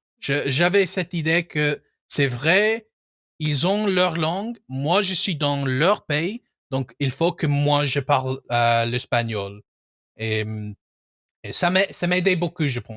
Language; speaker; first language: French; non-native, fluent; English